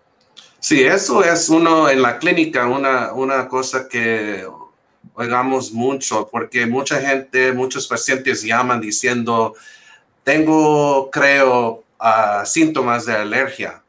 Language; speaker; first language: Spanish; early bilingual, heritage; English